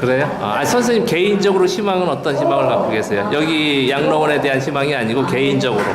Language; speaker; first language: Korean; native; Korean